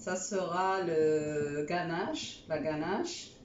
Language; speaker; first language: French; non-native, local second language; Arabic